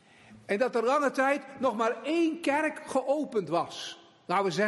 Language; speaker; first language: Dutch; native; Dutch